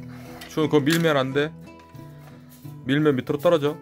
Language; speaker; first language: Korean; native; Korean